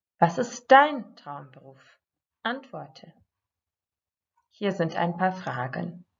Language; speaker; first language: German; non-native, fluent; Croatian